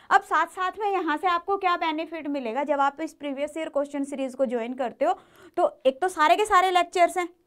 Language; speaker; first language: Hindi; native; Hindi